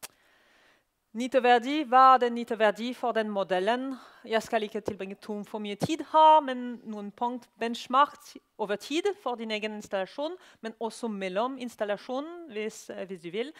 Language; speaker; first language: Norwegian; non-native, learner; French